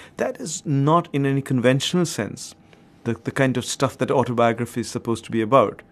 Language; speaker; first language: English; non-native, local second language; Bangla